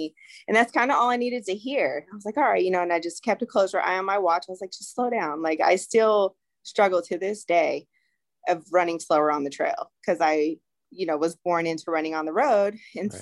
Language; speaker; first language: English; native; English